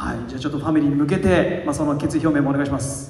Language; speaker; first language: Japanese; native; Japanese